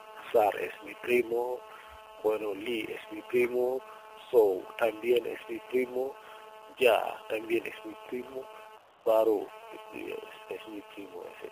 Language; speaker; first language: Spanish; non-native, fluent; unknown